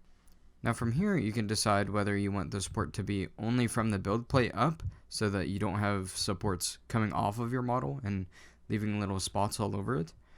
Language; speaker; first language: English; native; English